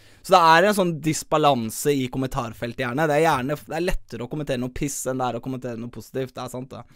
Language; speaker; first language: Norwegian; early bilingual, other home language; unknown